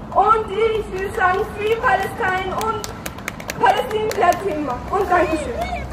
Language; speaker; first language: German; early bilingual, other home language; Arabic